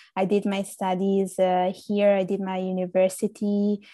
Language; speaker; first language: English; early bilingual, other home language; Italian